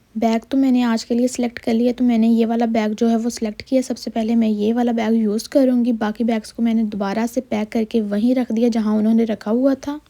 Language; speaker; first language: Urdu; non-native, local second language; Punjabi